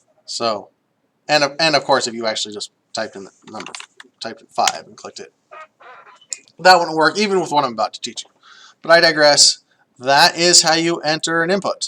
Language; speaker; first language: English; native; English